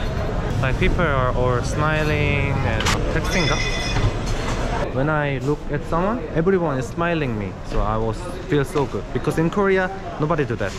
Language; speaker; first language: English; non-native, fluent; Korean